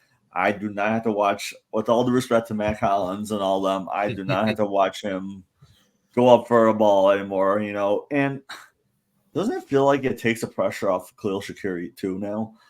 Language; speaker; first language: English; native; English